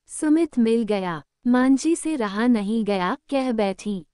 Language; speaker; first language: Hindi; native; Hindi